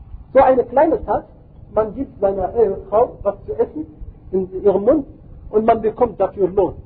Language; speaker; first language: German; non-native, fluent; Arabic